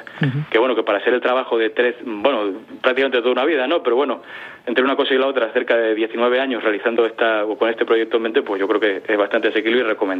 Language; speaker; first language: Spanish; native; Spanish